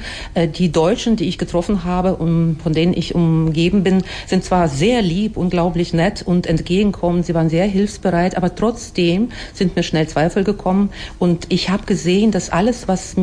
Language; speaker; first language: German; non-native, fluent; Ukrainian